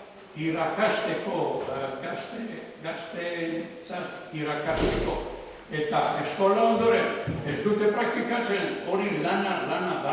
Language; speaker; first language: Basque; non-native, learner; Croatian